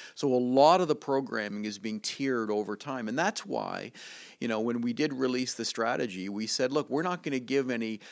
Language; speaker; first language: English; native; English